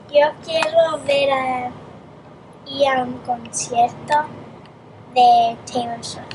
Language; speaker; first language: Spanish; early bilingual, heritage; Spanish